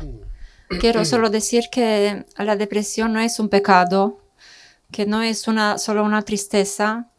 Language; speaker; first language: Spanish; non-native, fluent; Romanian